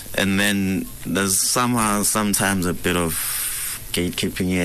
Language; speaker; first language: English; non-native, local second language; Swati